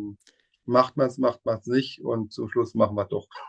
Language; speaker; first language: German; native; German